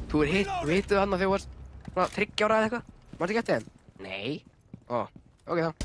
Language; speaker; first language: Icelandic; native; Icelandic